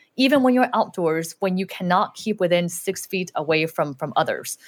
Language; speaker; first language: English; early bilingual, other home language; Chinese